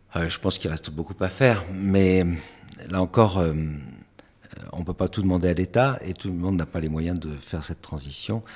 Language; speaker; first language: French; native; French